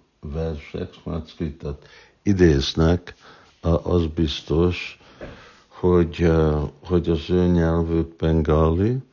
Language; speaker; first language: Hungarian; non-native, fluent; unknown